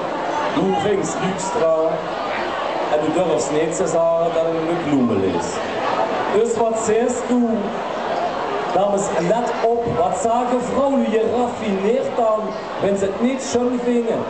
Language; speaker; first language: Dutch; non-native, local second language; Limburgish